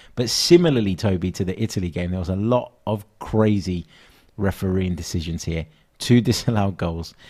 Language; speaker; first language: English; native; English